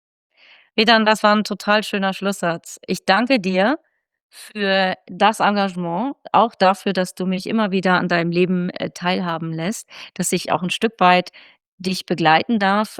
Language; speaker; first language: German; native; German